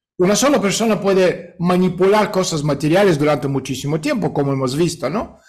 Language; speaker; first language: Spanish; non-native, fluent; Russian